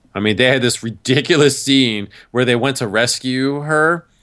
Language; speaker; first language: English; native; English